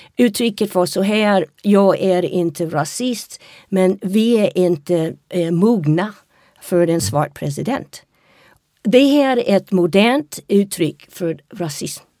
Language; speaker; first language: Swedish; non-native, fluent; English